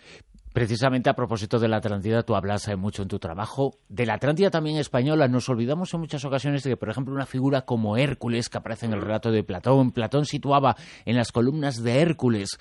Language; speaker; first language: Spanish; native; Spanish